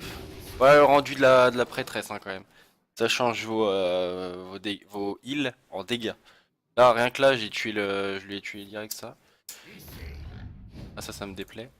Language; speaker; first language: French; native; French